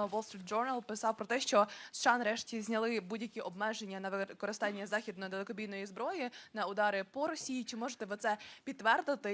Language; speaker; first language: Ukrainian; native; Ukrainian